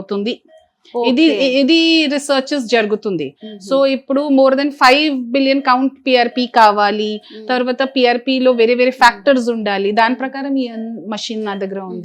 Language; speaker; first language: Telugu; non-native, fluent; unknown